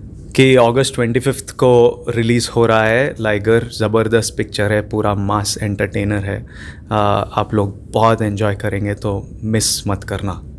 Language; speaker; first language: Hindi; non-native, local second language; Telugu